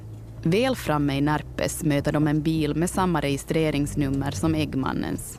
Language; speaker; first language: Swedish; native; Swedish